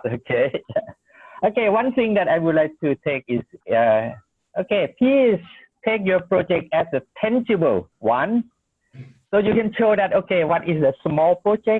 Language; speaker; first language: English; non-native, learner; Thai